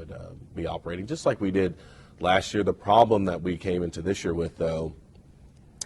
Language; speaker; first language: English; native; English